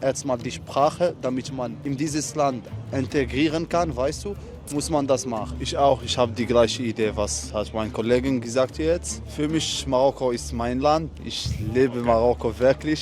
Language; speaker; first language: German; non-native, learner; Arabic